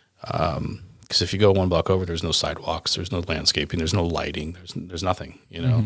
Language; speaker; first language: English; native; English